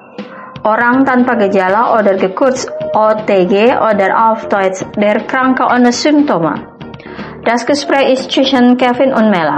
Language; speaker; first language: German; non-native, fluent; Indonesian